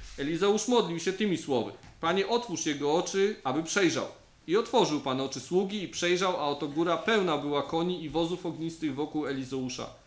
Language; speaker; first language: Polish; native; Polish